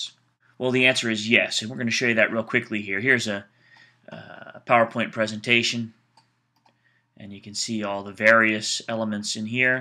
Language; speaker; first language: English; native; English